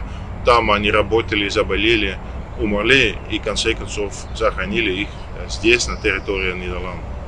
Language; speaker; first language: Russian; non-native, fluent; Dutch